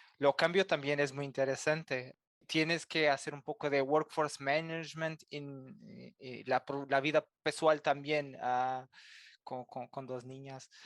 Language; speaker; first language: Spanish; non-native, fluent; Portuguese